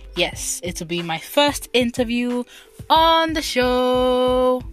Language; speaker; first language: English; non-native, local second language; Igbo